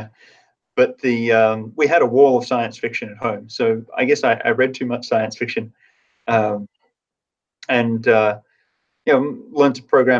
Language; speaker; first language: English; native; English